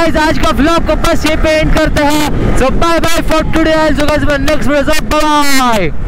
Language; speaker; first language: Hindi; non-native, local second language; Bangla